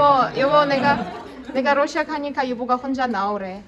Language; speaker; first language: Korean; non-native, learner; Russian